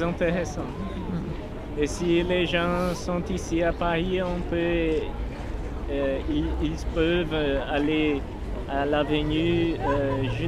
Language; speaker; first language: French; non-native, learner; Portuguese